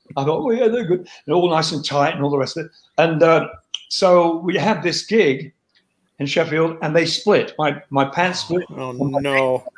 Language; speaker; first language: English; native; English